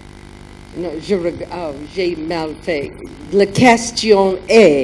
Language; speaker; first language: French; non-native, learner; German